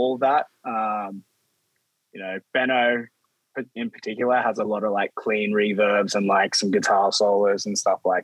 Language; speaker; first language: English; native; English